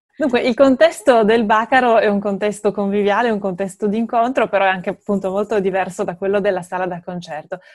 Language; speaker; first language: Italian; native; Italian